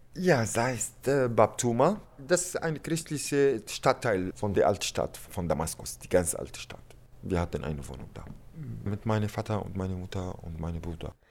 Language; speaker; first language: German; non-native, learner; Arabic